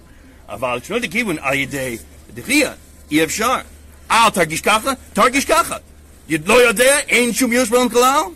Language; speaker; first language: Hebrew; non-native, learner; English